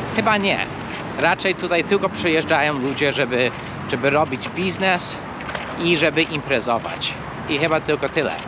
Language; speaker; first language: Polish; non-native, fluent; English